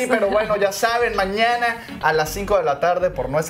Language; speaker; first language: Spanish; native; Spanish